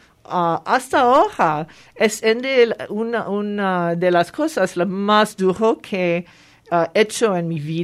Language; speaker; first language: Spanish; non-native, fluent; French